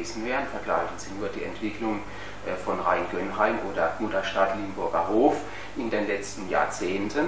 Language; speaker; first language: German; native; German